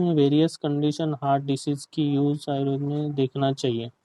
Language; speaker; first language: Hindi; non-native, local second language; Marathi